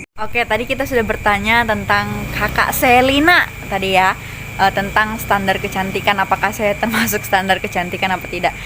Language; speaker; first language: Indonesian; native; Indonesian